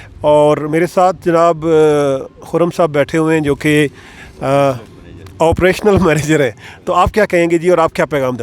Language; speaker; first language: Urdu; native; Urdu